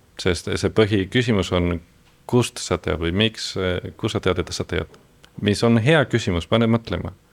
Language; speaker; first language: Estonian; non-native, fluent; Spanish